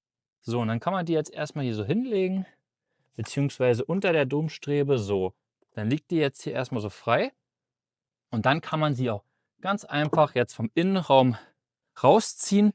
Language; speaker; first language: German; native; German